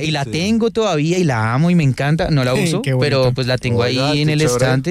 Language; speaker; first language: Spanish; native; Spanish